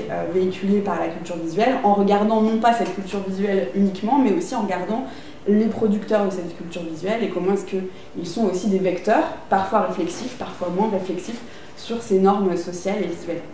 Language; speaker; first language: French; native; French